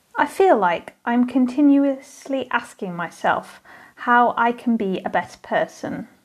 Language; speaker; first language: English; native; English